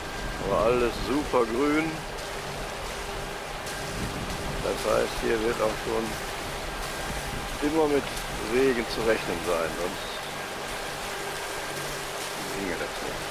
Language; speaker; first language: German; native; German